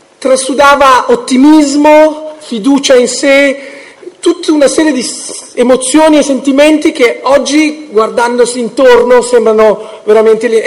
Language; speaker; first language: Italian; early bilingual, heritage; Italian